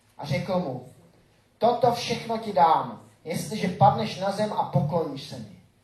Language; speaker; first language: Czech; native; Czech